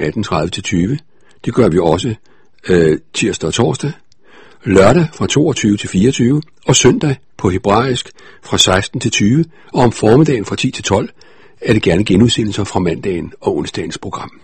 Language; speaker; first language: Danish; native; Danish